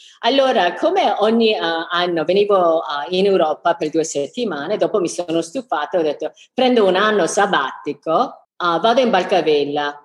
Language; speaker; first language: Italian; non-native, fluent; English